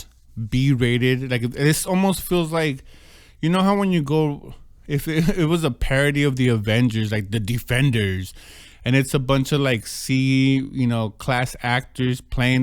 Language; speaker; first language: English; native; English